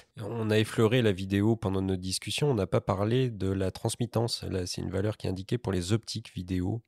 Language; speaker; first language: French; native; French